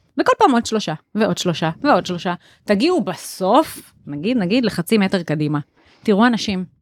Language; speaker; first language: Hebrew; native; Hebrew